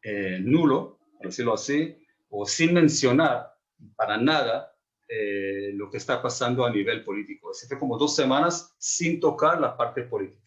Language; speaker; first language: Spanish; non-native, fluent; Hebrew